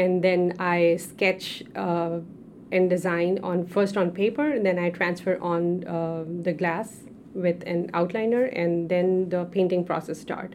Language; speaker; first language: English; non-native, local second language; Urdu